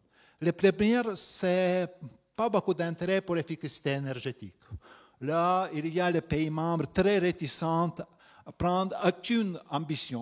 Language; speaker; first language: French; non-native, fluent; Latvian